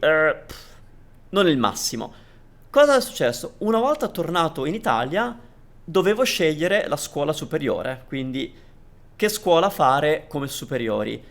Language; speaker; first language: Italian; native; Italian